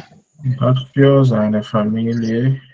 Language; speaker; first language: German; non-native, fluent; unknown